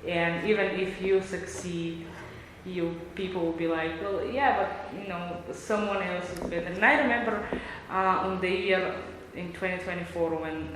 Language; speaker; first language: English; non-native, fluent; Bulgarian